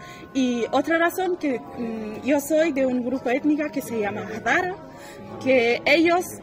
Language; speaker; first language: Spanish; non-native, learner; Persian